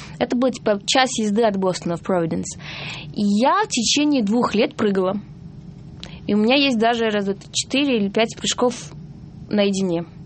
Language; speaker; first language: Russian; non-native, fluent; Georgian